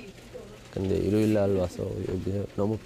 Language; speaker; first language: Korean; non-native, learner; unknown